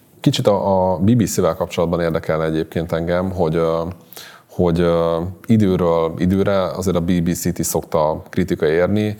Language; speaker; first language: Hungarian; native; Hungarian